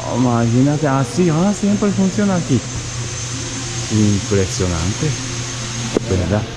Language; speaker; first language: Spanish; non-native, learner; Japanese